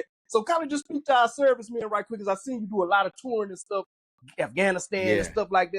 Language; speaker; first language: English; native; English